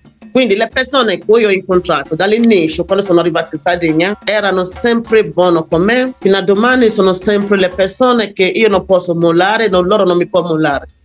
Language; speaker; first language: Italian; non-native, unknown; English